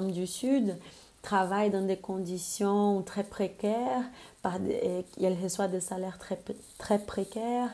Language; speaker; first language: French; non-native, fluent; Spanish